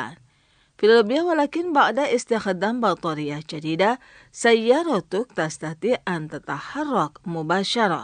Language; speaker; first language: Arabic; non-native, fluent; Indonesian